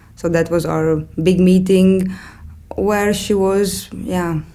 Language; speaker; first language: English; non-native, fluent; Romanian